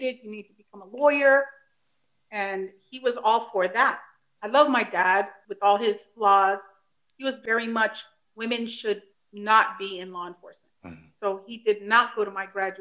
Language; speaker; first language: English; early bilingual, other home language; Spanish